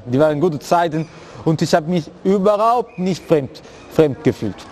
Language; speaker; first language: German; early bilingual, other home language; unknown